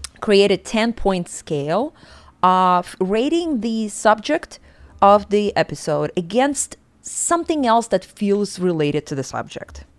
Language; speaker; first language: English; non-native, fluent; Russian